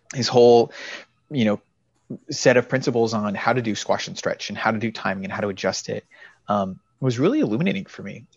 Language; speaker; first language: English; native; English